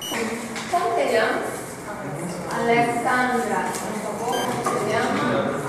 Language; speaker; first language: Spanish; non-native, learner; Portuguese